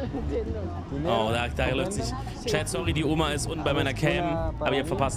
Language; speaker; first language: German; native; German